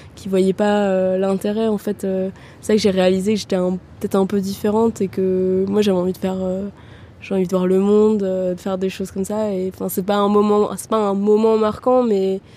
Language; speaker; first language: French; early bilingual, heritage; German